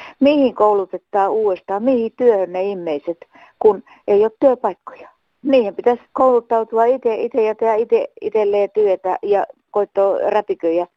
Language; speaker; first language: Finnish; native; Finnish